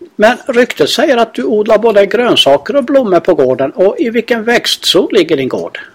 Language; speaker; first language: Swedish; native; Swedish